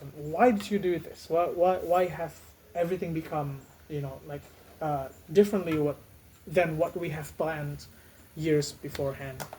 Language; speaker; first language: English; non-native, fluent; Indonesian